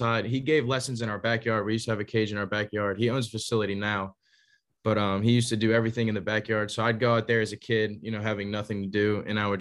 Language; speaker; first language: English; native; English